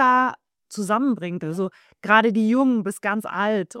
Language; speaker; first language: German; native; German